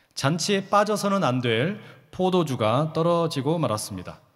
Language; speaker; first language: Korean; native; Korean